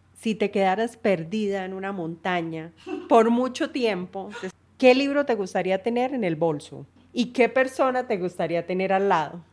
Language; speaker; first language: Spanish; native; Spanish